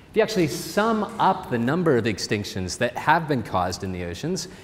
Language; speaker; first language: English; native; English